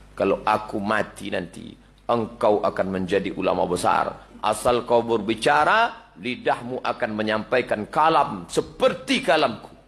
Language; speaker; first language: Malay; native; Malay